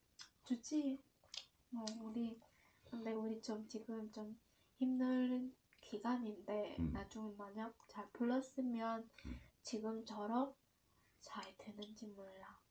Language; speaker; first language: Korean; non-native, learner; Vietnamese